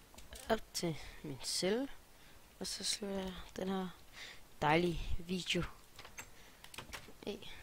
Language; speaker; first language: Danish; native; Danish